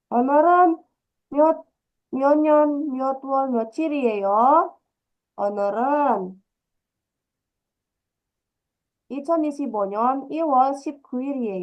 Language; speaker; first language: Korean; non-native, fluent; Indonesian